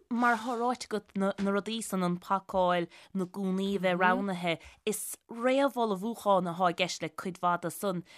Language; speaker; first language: Irish; native; Irish